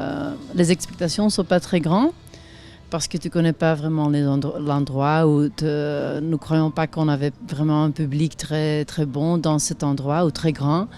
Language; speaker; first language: French; non-native, local second language; Dutch